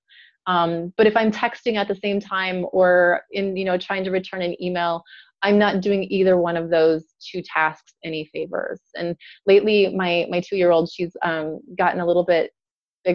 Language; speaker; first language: English; native; English